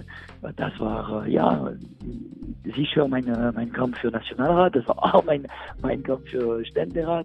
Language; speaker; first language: German; non-native, local second language; French